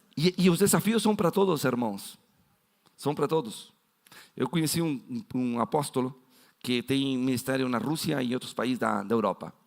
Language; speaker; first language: Portuguese; non-native, fluent; Spanish